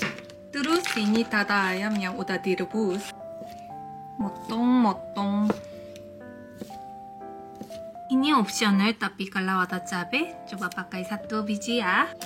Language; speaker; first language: Indonesian; non-native, fluent; Korean